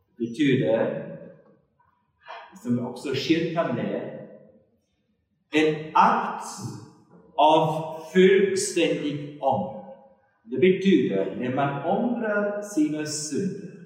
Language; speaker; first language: Swedish; non-native, fluent; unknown